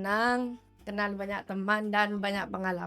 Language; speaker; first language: Indonesian; non-native, local second language; Madurese